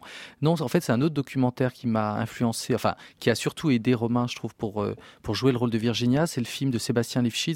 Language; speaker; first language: French; native; French